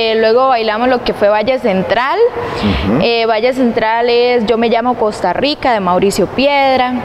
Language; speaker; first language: Spanish; native; Spanish